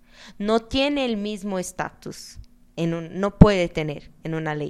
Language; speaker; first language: Spanish; non-native, fluent; Portuguese